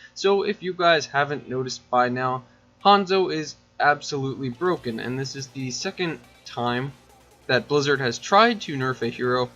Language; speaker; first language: English; native; English